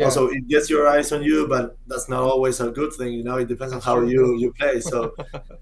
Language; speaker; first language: English; non-native, fluent; Spanish